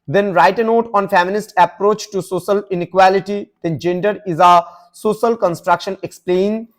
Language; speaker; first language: English; non-native, local second language; Bangla